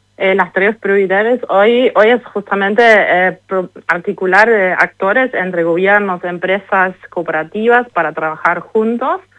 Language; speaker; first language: Spanish; non-native, fluent; German